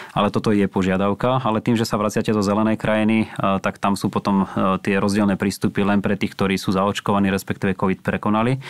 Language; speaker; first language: Slovak; native; Slovak